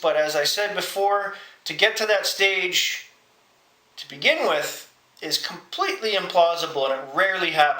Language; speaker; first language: English; native; English